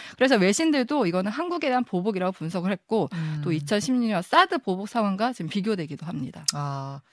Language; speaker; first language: Korean; native; Korean